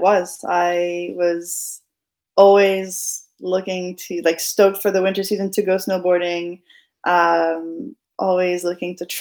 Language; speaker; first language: English; non-native, fluent; French